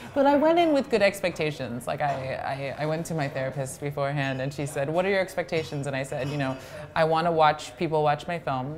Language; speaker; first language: English; native; English